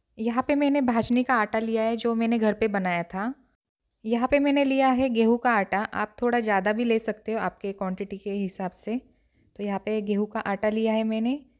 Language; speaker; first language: Hindi; non-native, local second language; Marathi